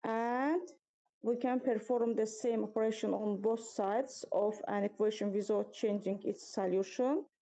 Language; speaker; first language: English; non-native, fluent; Azerbaijani